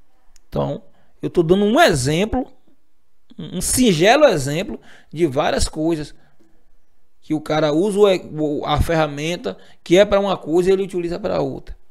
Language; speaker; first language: Portuguese; native; Portuguese